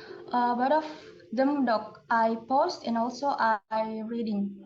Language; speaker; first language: English; non-native, learner; Indonesian